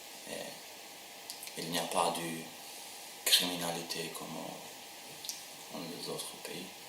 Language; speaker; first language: French; non-native, learner; Albanian